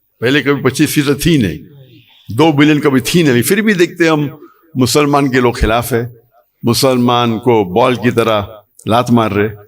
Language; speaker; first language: Urdu; non-native, local second language; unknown